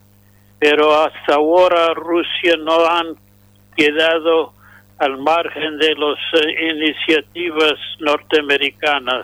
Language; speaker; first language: Spanish; non-native, fluent; English